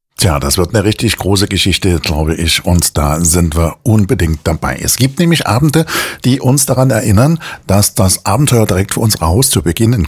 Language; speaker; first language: German; native; German